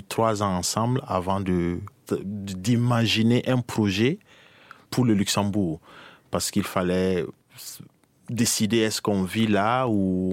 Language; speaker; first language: French; non-native, local second language; Mossi